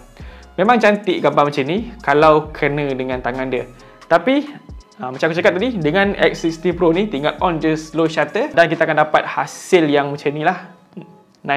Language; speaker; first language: Malay; native; Malay